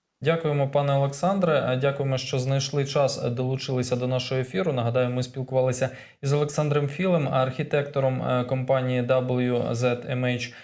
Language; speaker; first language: Ukrainian; native; Ukrainian